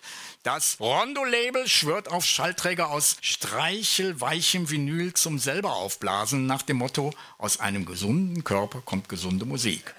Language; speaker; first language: German; native; German